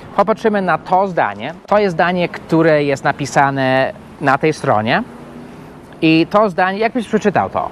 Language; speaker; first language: Polish; non-native, fluent; English